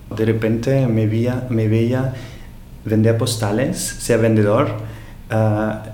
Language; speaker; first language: Spanish; non-native, fluent; German